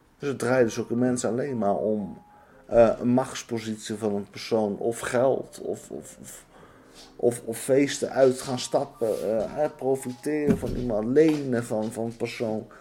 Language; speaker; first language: Dutch; native; Dutch